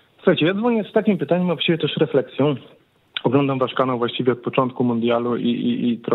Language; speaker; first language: Polish; native; Polish